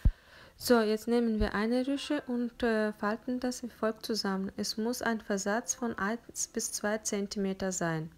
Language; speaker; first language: German; non-native, fluent; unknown